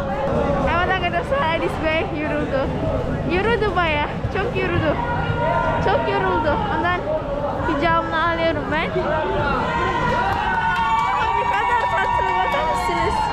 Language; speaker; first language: Turkish; non-native, learner; Indonesian